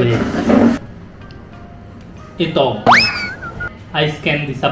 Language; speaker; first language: Filipino; non-native, learner; Hindi